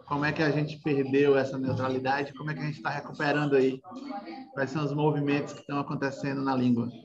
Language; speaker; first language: Portuguese; native; Portuguese